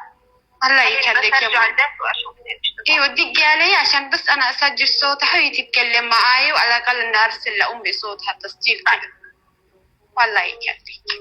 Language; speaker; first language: Arabic; native; Arabic